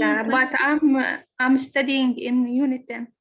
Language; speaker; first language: English; non-native, learner; Arabic